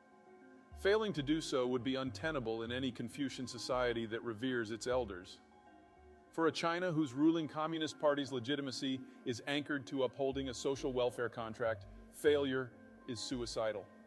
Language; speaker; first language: English; native; English